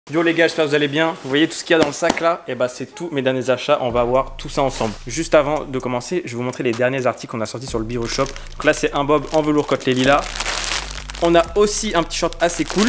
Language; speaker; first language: French; native; French